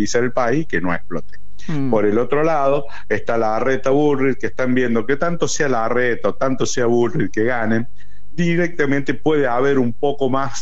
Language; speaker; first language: Spanish; native; Spanish